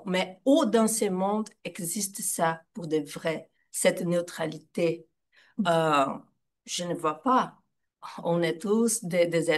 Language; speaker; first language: French; non-native, fluent; Portuguese